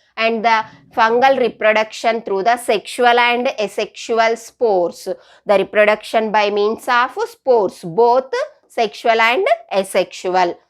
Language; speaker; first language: English; non-native, local second language; Telugu